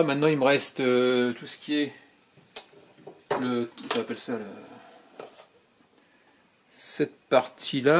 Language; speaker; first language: French; native; French